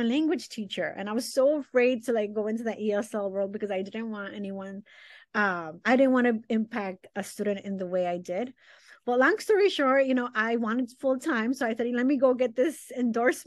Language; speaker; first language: English; early bilingual, other home language; Spanish